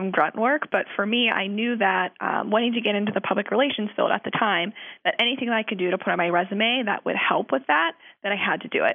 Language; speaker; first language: English; native; English